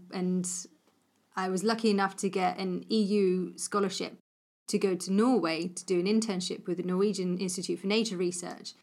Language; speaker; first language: English; native; English